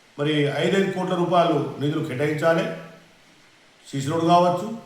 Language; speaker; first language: Telugu; non-native, local second language; Lambadi